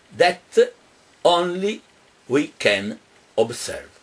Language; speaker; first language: English; non-native, fluent; Italian